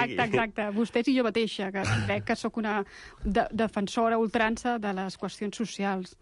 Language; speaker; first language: Catalan; non-native, local second language; Spanish